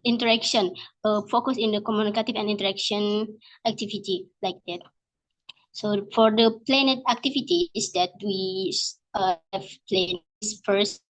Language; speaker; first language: English; non-native, learner; Indonesian